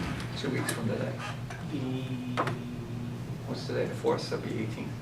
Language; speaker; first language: English; native; English